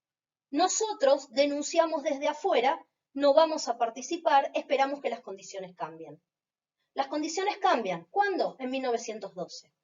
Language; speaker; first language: Spanish; native; Spanish